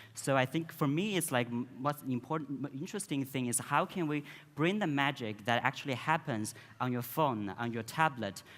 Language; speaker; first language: English; non-native, fluent; Chinese